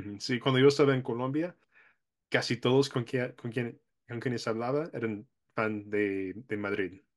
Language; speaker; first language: Spanish; non-native, fluent; English